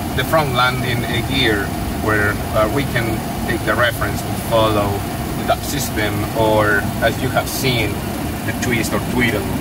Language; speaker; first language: English; non-native, fluent; Spanish